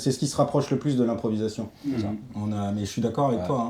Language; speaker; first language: French; native; French